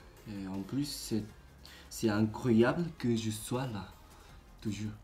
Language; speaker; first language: French; non-native, learner; Korean